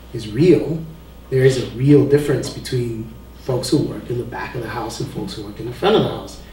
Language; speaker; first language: English; early bilingual, other home language; Spanish